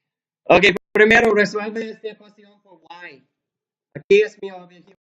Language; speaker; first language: Spanish; non-native, learner; English